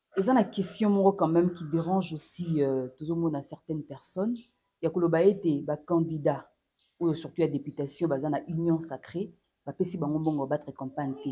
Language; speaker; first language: French; non-native, local second language; Lingala